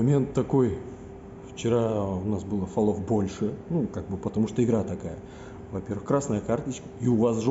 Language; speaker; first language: Russian; native; Russian